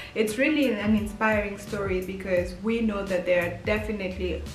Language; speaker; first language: English; early bilingual, heritage; English